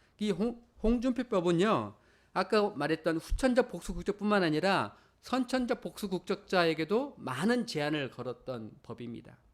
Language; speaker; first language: Korean; native; Korean